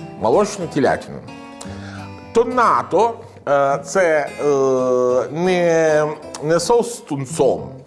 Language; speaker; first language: Ukrainian; non-native, learner; Italian